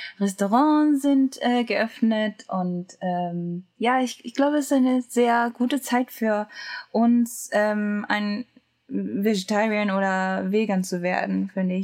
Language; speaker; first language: German; non-native, learner; Japanese